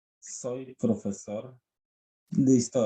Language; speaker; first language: Spanish; non-native, learner; Bulgarian